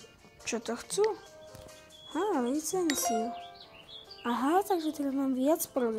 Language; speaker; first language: Slovak; native; Slovak